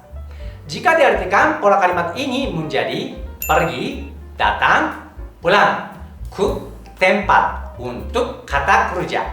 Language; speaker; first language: Indonesian; non-native, fluent; Japanese